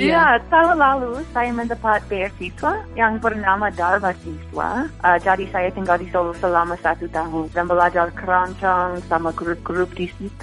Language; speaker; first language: Indonesian; non-native, fluent; English